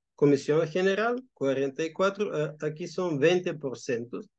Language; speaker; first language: Spanish; non-native, fluent; Bulgarian